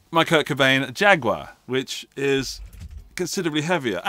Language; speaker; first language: English; native; English